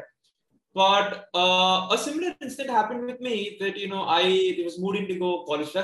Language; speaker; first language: English; non-native, local second language; Hindi